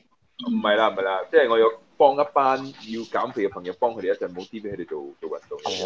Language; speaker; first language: Chinese; native; Chinese